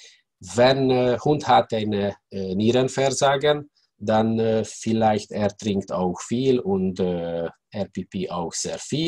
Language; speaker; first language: German; non-native, learner; Hungarian